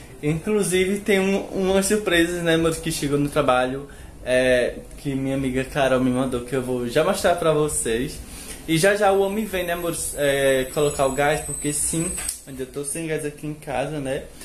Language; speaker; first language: Portuguese; native; Portuguese